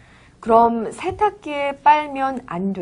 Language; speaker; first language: Korean; native; Korean